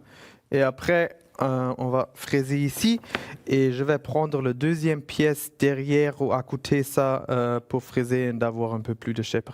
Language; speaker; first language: French; non-native, fluent; German